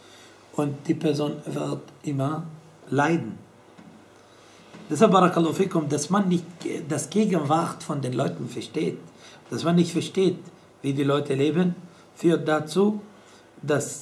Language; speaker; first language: German; non-native, fluent; Arabic